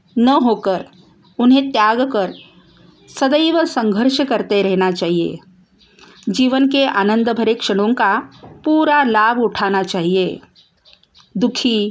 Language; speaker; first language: Hindi; non-native, local second language; Marathi